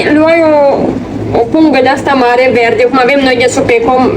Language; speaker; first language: Romanian; non-native, fluent; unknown